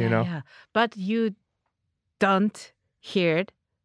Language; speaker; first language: English; non-native, learner; Japanese